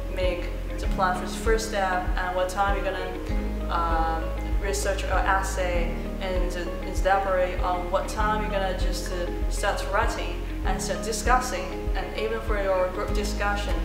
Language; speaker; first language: English; non-native, fluent; Chinese